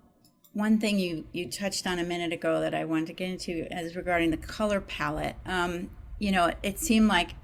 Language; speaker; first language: English; native; English